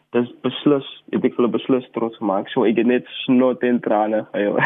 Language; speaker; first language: Afrikaans; native; Afrikaans